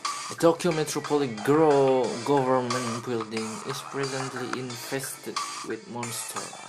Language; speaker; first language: English; non-native, learner; Indonesian